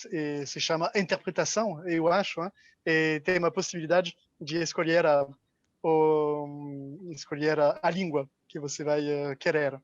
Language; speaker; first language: Portuguese; non-native, fluent; French